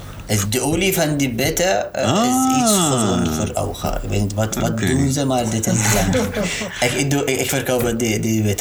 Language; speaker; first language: Dutch; non-native, learner; Arabic